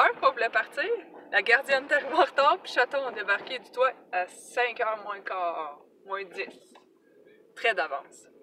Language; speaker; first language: French; native; French